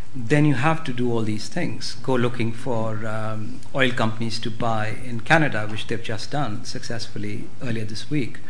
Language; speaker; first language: English; non-native, local second language; Hindi